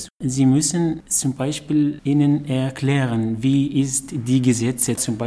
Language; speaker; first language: German; non-native, learner; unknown